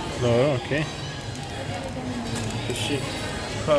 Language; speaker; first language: English; non-native, learner; Serbian